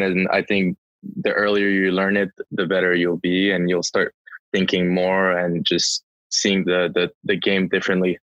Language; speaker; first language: English; non-native, local second language; French